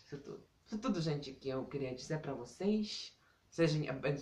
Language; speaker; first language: Portuguese; non-native, fluent; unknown